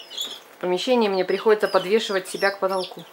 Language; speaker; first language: Russian; native; Russian